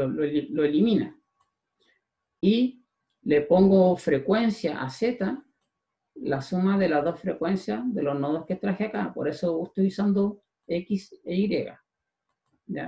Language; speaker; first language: Spanish; native; Spanish